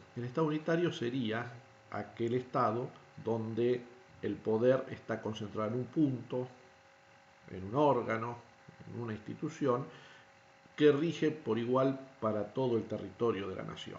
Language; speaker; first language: Spanish; native; Spanish